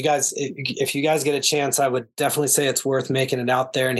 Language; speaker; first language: English; native; English